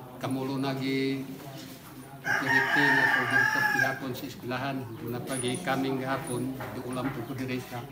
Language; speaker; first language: Cebuano; non-native, local second language; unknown